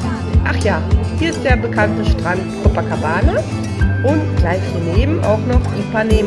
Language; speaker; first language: German; native; German